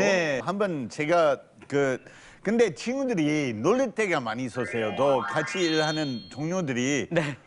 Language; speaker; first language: Korean; non-native, fluent; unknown